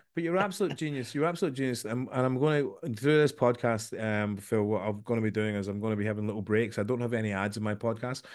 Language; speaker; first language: English; native; English